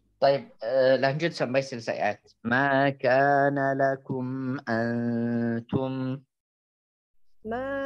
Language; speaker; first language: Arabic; non-native, fluent; Indonesian